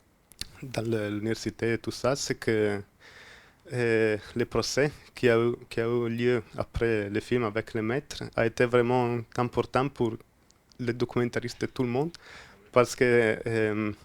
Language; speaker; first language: French; non-native, fluent; Spanish